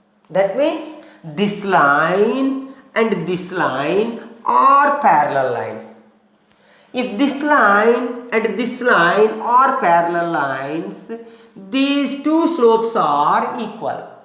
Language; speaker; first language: English; non-native, local second language; Telugu